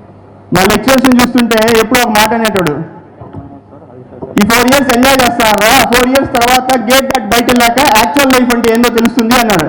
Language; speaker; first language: Telugu; native; Telugu